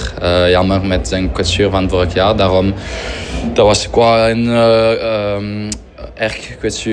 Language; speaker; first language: Dutch; non-native, fluent; French